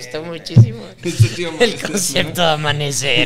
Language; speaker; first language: Spanish; native; Spanish